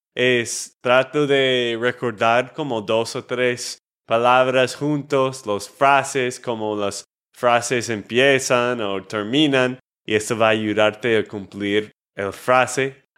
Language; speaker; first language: Spanish; non-native, learner; English